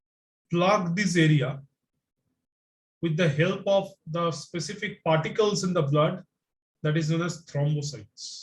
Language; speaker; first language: English; non-native, local second language; Bangla